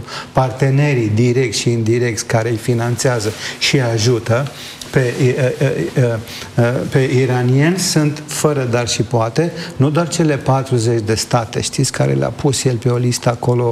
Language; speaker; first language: Romanian; native; Romanian